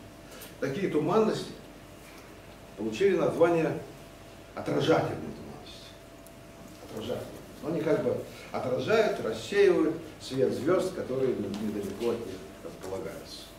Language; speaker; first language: Russian; native; Russian